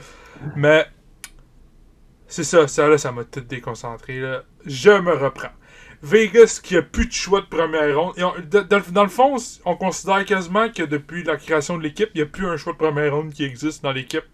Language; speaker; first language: French; native; French